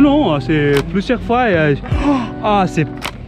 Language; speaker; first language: French; non-native, fluent; Javanese